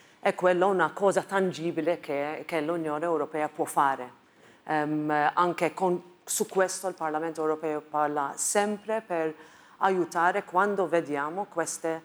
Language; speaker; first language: Italian; non-native, fluent; Maltese